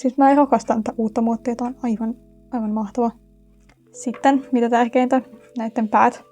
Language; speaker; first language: Finnish; native; Finnish